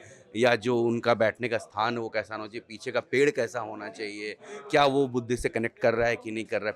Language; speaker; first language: Hindi; native; Hindi